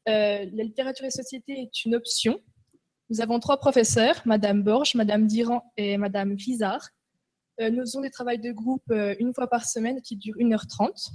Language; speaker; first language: French; native; French